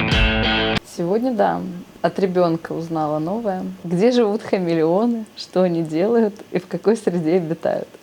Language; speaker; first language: Russian; native; Russian